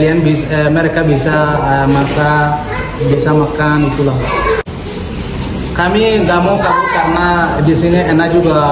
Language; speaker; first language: Indonesian; non-native, learner; Rohingya